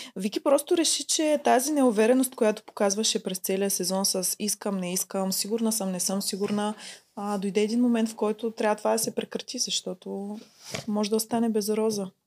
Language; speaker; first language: Bulgarian; native; Bulgarian